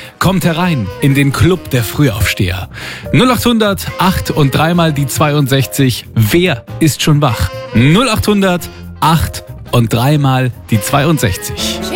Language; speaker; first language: German; native; German